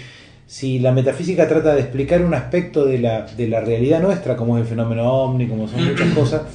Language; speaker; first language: Spanish; native; Spanish